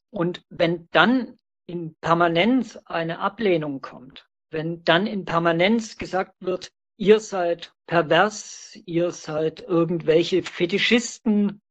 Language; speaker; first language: German; native; German